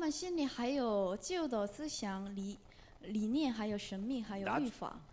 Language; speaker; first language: Chinese; non-native, learner; Korean